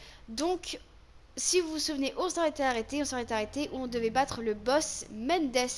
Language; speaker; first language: French; native; French